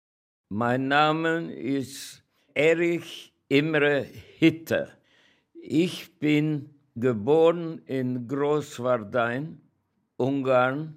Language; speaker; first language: German; non-native, fluent; Hungarian